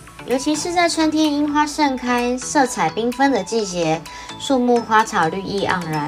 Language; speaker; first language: Chinese; native; Chinese